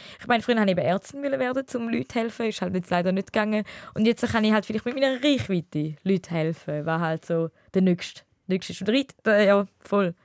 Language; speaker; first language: German; early bilingual, other home language; Tamil